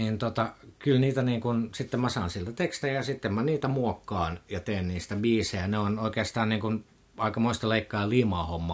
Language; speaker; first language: Finnish; native; Finnish